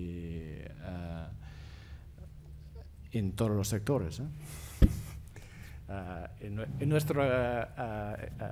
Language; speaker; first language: Spanish; non-native, fluent; English